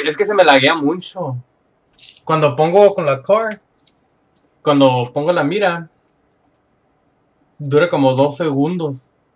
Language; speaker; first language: Spanish; early bilingual, heritage; Spanish